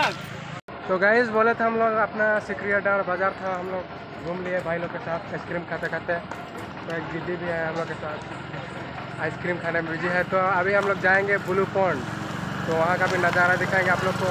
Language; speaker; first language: Hindi; non-native, local second language; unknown